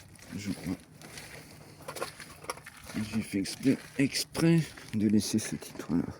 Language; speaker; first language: French; native; French